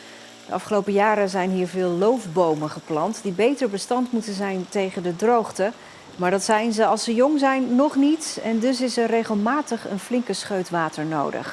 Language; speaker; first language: Dutch; native; Dutch